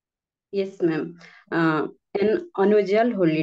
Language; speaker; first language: English; non-native, learner; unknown